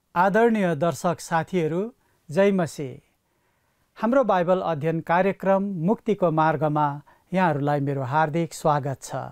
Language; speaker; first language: Nepali; native; Nepali